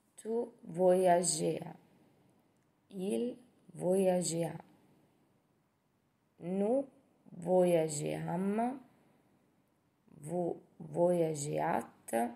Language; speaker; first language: French; non-native, fluent; Italian